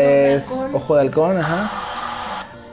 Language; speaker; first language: Spanish; native; Spanish